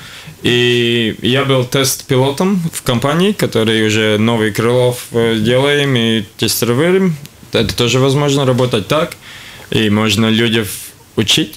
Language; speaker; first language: Russian; non-native, local second language; Latvian